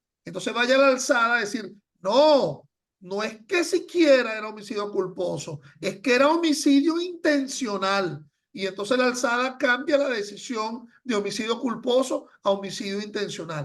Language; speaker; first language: Spanish; native; Spanish